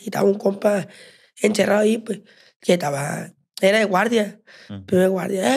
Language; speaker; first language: Spanish; native; Spanish